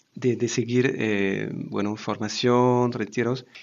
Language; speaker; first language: Spanish; non-native, fluent; French